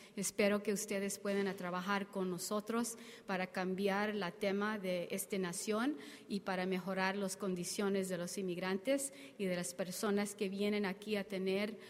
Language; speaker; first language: Spanish; early bilingual, heritage; Spanish